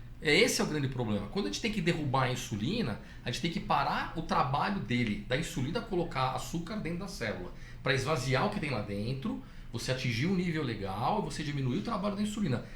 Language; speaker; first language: Portuguese; native; Portuguese